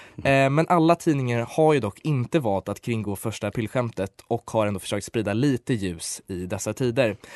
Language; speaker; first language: Swedish; native; Swedish